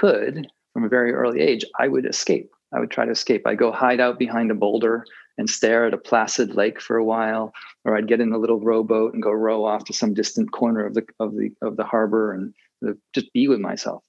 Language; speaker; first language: English; native; English